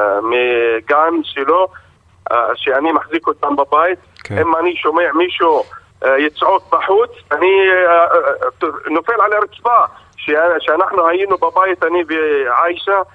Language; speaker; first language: Hebrew; non-native, local second language; Arabic